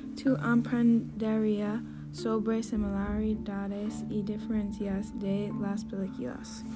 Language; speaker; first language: Spanish; non-native, learner; English